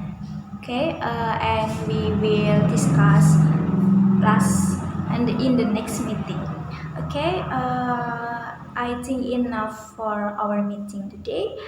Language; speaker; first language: English; non-native, learner; Indonesian